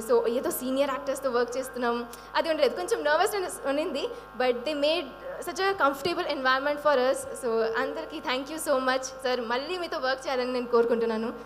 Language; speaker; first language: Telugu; non-native, local second language; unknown